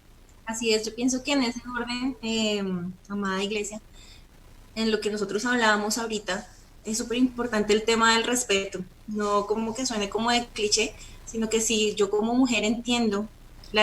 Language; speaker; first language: Spanish; native; Spanish